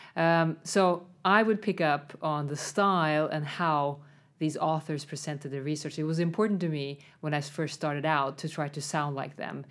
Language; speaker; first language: English; non-native, fluent; Swedish